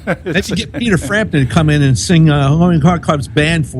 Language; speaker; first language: English; native; English